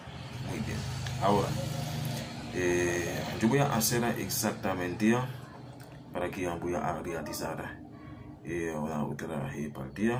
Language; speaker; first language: Spanish; non-native, learner; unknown